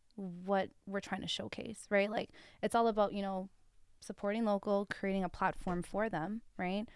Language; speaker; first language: English; early bilingual, other home language; Tigrinya